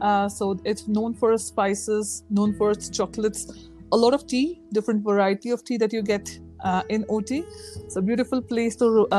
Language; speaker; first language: English; non-native, local second language; Urdu